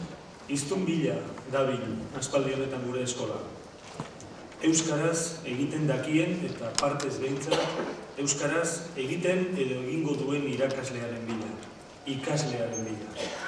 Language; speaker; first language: Basque; native; Basque